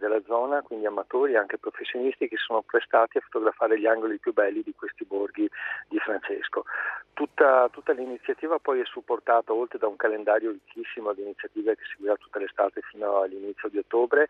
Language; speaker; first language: Italian; native; Italian